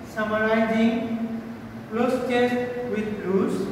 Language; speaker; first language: English; non-native, local second language; Bangla